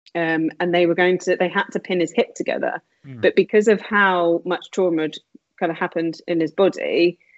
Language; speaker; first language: English; native; English